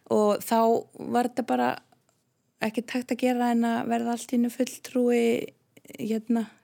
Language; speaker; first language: Icelandic; native; Icelandic